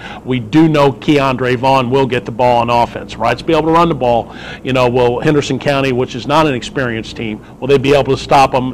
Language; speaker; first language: English; native; English